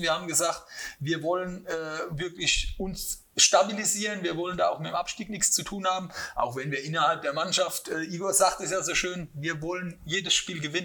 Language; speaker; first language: German; native; German